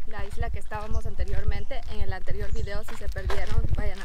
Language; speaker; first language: Spanish; native; Spanish